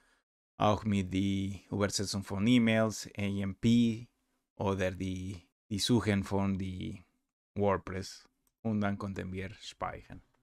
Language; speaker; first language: German; non-native, learner; Spanish